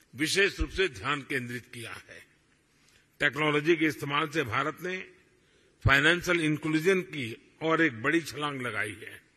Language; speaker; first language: Hindi; non-native, local second language; Gujarati